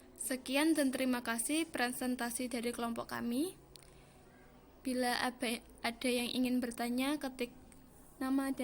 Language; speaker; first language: Indonesian; native; Indonesian